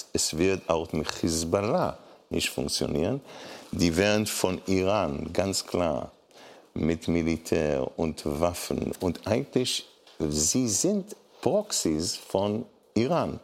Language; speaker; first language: German; non-native, fluent; Hebrew